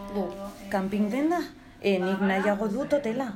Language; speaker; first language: Basque; non-native, learner; Spanish